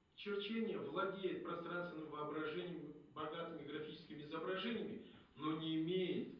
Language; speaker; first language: Russian; non-native, local second language; Kazakh